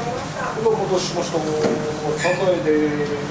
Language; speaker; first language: Japanese; native; Japanese